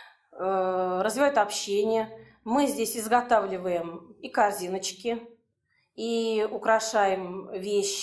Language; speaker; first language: Russian; native; Russian